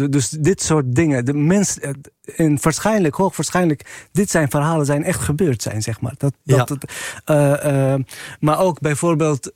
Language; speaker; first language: Dutch; non-native, fluent; Arabic